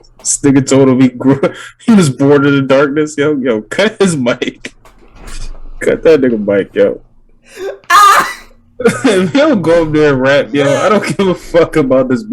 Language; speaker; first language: English; native; English